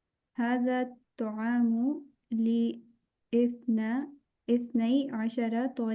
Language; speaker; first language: Arabic; non-native, learner; Urdu